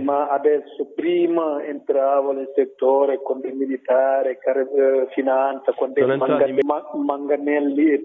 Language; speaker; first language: Italian; non-native, learner; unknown